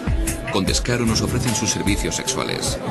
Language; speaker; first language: Spanish; native; Spanish